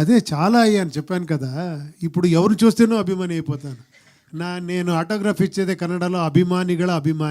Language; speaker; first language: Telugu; non-native, fluent; Kannada